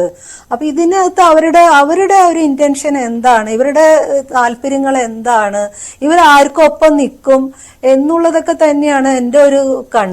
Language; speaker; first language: Malayalam; native; Malayalam